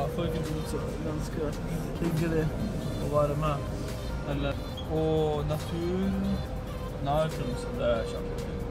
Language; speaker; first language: Norwegian; non-native, learner; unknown